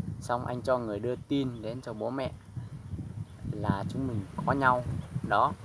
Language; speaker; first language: Vietnamese; non-native, local second language; Hmong